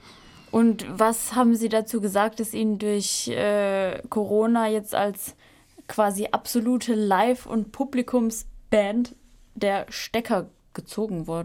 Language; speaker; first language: German; native; German